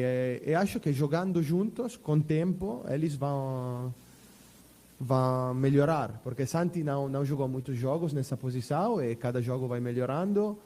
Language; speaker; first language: Portuguese; non-native, fluent; Italian